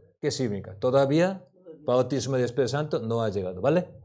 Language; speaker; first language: Spanish; non-native, learner; Korean